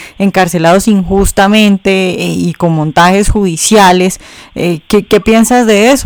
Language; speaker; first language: Spanish; native; Spanish